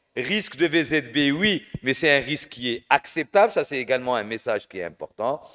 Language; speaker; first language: French; non-native, local second language; Arabic